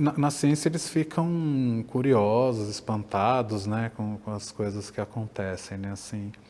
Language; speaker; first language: Portuguese; native; Portuguese